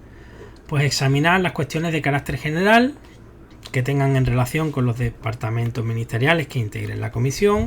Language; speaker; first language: Spanish; native; Spanish